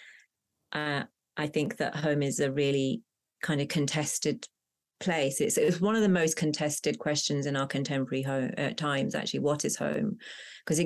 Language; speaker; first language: English; non-native, local second language; Punjabi